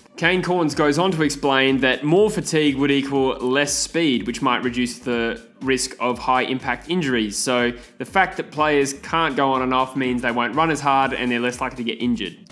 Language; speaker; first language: English; native; English